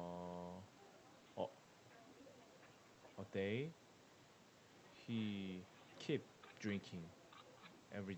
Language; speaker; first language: English; non-native, learner; Korean